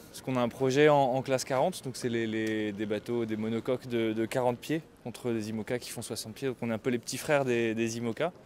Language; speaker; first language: French; native; French